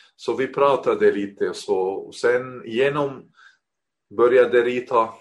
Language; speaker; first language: Swedish; non-native, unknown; Arabic